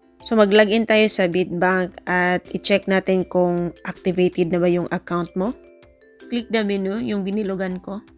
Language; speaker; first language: Filipino; native; Filipino